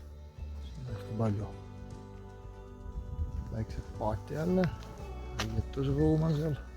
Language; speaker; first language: Estonian; native; Estonian